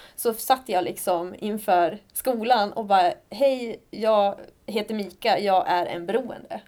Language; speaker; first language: Swedish; native; Swedish